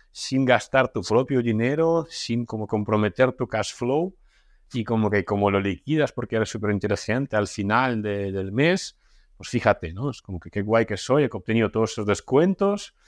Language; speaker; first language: Spanish; non-native, fluent; Russian